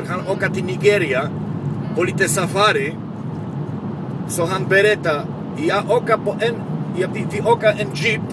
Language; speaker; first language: Swedish; non-native, local second language; Polish